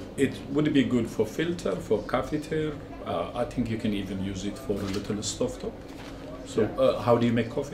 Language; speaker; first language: English; non-native, local second language; Amharic